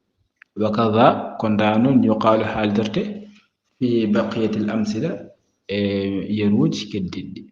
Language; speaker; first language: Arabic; non-native, fluent; Fula